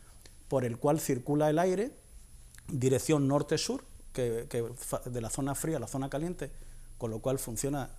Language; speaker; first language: Spanish; native; Spanish